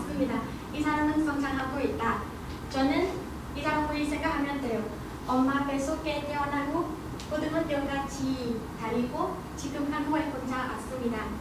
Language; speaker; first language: Korean; non-native, learner; Vietnamese